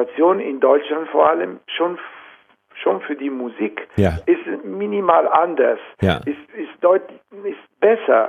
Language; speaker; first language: German; non-native, fluent; Italian